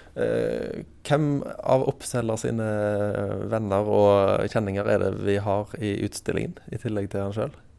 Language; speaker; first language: Norwegian; native; Norwegian